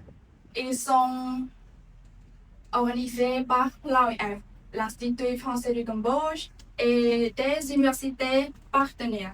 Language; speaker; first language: French; non-native, learner; Khmer